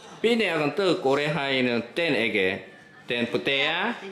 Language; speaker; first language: Korean; native; Korean